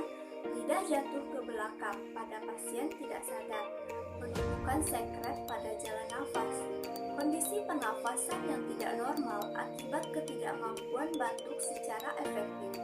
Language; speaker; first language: Indonesian; native; Indonesian